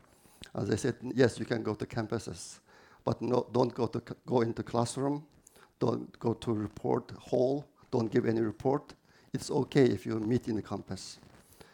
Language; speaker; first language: English; non-native, fluent; Chinese